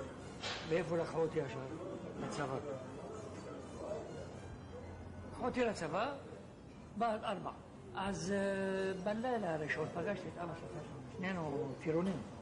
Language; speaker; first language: Hebrew; non-native, fluent; Arabic